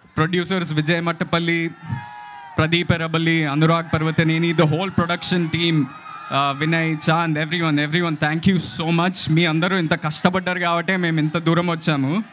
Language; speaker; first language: Telugu; native; Telugu